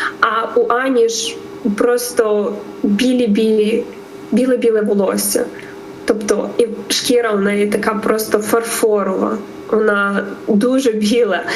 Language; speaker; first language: Ukrainian; native; Ukrainian